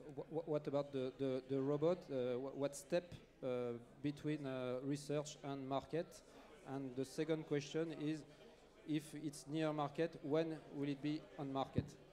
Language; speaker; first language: English; non-native, fluent; French